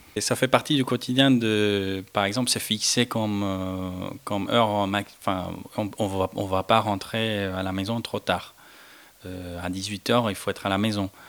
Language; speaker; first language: French; non-native, fluent; Spanish